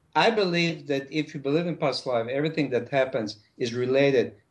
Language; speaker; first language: English; non-native, fluent; Hebrew